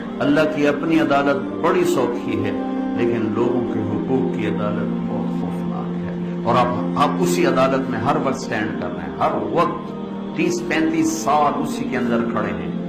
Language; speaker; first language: Urdu; non-native, local second language; Punjabi